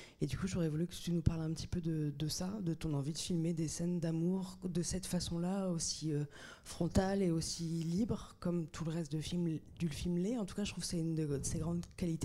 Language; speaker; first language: French; native; French